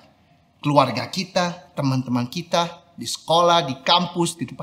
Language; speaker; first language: Indonesian; native; Indonesian